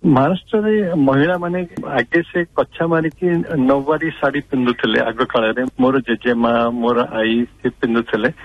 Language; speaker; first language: Odia; non-native, local second language; Marathi